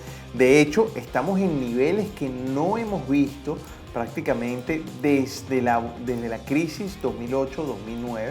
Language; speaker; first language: Spanish; native; Spanish